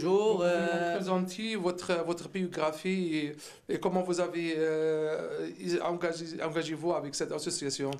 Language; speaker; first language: French; non-native, local second language; Arabic